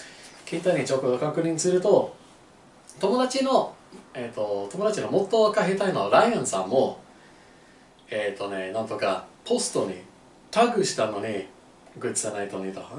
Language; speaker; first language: Japanese; non-native, learner; English